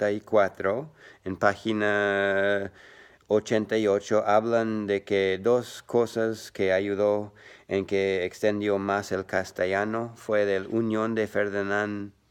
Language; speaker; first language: Spanish; non-native, learner; English